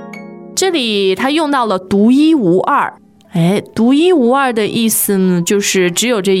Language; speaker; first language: Chinese; native; Chinese